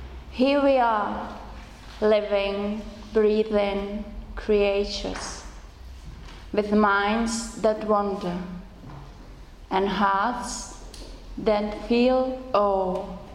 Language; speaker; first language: English; non-native, fluent; Czech